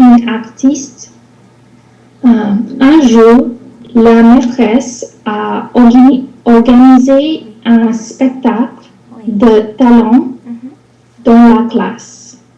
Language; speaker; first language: French; non-native, learner; English